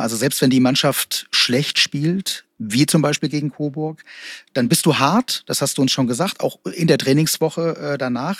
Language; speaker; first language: German; native; German